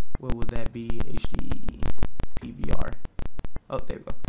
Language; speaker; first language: English; native; English